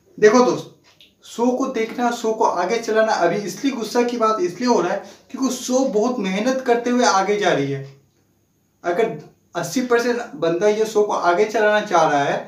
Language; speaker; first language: Hindi; non-native, local second language; Bangla